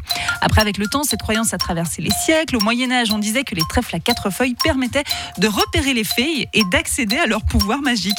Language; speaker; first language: French; native; French